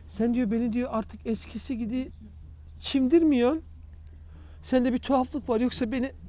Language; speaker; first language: Turkish; native; Turkish